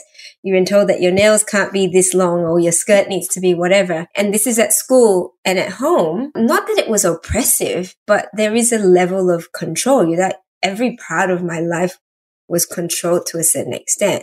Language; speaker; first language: English; native; English